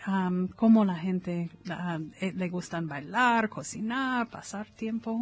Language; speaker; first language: Spanish; non-native, fluent; English